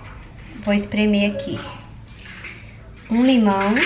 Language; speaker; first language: Portuguese; native; Portuguese